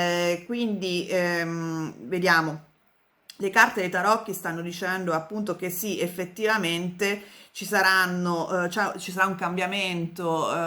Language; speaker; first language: Italian; native; Italian